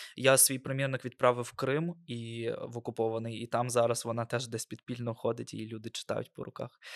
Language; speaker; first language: Ukrainian; non-native, local second language; Russian